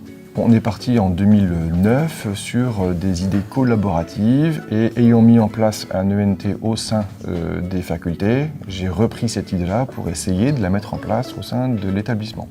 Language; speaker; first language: French; native; French